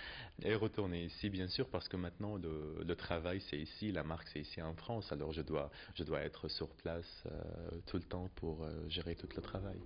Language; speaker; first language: French; non-native, learner; Arabic